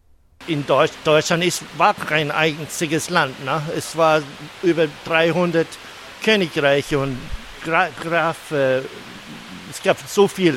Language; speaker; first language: German; non-native, fluent; English